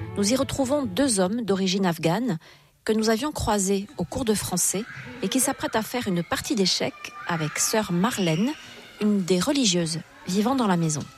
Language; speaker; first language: French; native; French